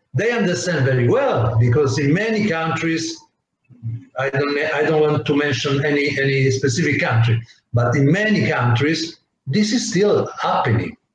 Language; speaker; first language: English; non-native, fluent; Italian